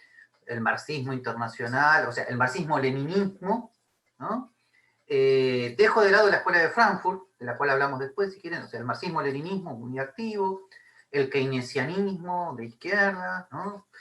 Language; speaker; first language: Spanish; native; Spanish